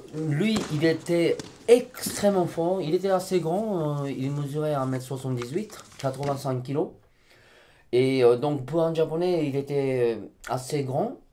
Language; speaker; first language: French; non-native, fluent; Japanese